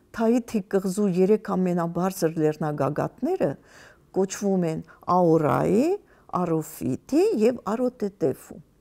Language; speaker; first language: Armenian; native; Armenian